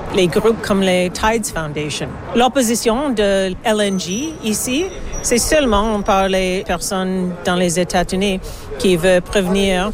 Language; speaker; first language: French; non-native, local second language; English